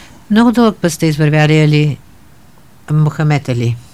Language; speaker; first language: Bulgarian; native; Bulgarian